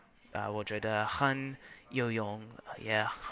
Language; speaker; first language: Chinese; non-native, learner; English